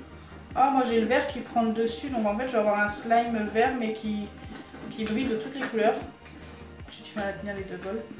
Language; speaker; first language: French; native; French